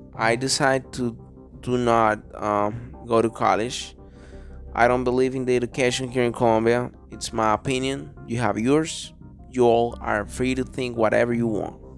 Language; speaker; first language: English; non-native, fluent; Spanish